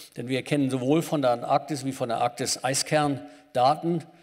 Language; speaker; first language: German; native; German